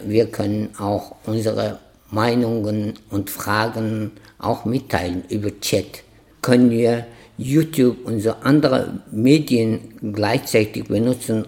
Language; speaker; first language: German; non-native, fluent; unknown